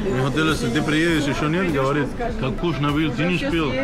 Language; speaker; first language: Russian; non-native, learner; Spanish